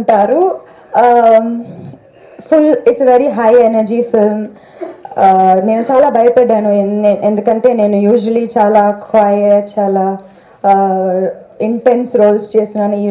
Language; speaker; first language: Telugu; non-native, fluent; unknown